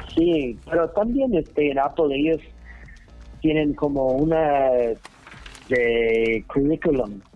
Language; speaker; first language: Spanish; non-native, learner; English